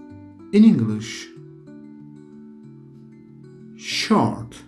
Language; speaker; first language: English; non-native, learner; Kurdish